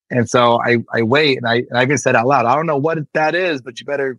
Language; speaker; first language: English; native; English